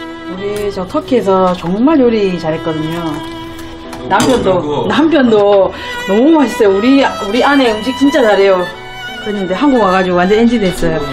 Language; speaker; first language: Korean; native; Korean